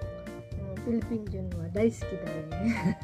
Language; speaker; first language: Japanese; non-native, learner; Filipino